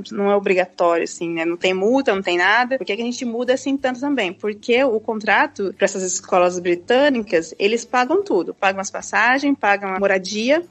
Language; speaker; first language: Portuguese; native; Portuguese